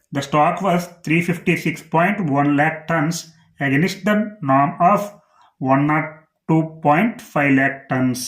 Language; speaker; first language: English; non-native, local second language; Telugu